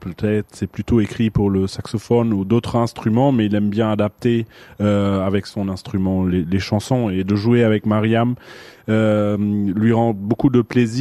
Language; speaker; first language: French; non-native, fluent; German